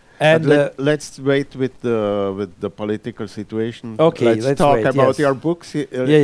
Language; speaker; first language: English; non-native, fluent; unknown